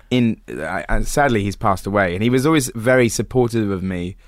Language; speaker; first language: English; native; English